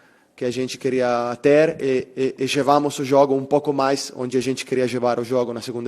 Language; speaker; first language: Portuguese; non-native, fluent; Italian